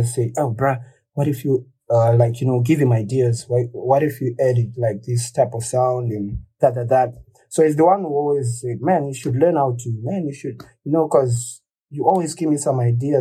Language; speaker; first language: English; non-native, local second language; Shona